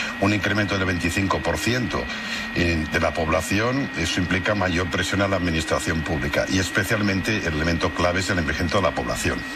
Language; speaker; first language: Spanish; non-native, local second language; Catalan